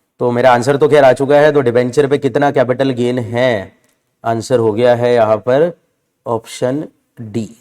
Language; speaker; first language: Hindi; native; Hindi